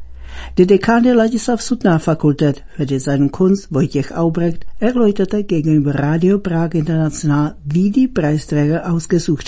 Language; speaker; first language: German; native; German